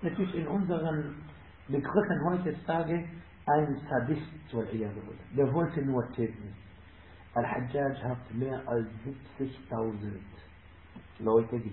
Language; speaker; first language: German; non-native, fluent; Arabic